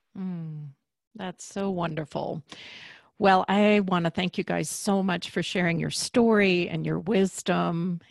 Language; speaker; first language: English; native; English